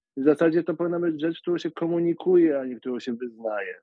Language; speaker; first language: Polish; native; Polish